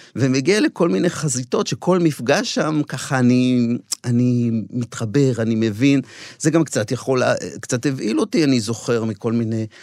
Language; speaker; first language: Hebrew; native; Hebrew